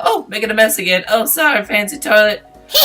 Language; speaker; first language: English; native; English